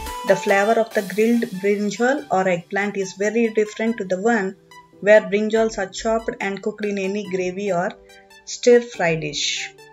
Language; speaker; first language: English; non-native, local second language; Telugu